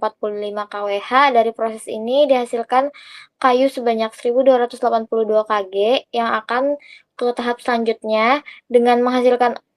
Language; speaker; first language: Indonesian; native; Indonesian